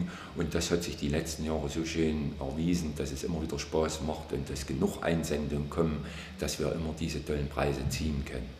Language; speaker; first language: German; native; German